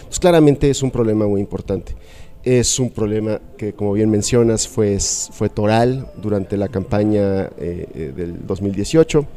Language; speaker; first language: Spanish; native; Spanish